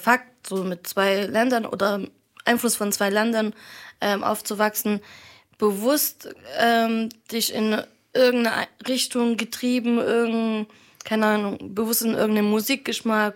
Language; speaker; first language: German; native; German